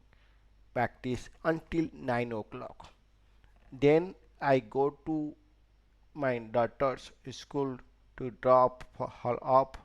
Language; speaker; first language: English; non-native, fluent; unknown